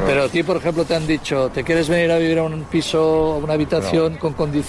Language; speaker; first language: Spanish; native; Spanish